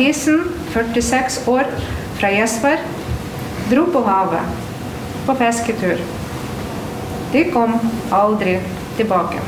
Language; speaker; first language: Norwegian; non-native, fluent; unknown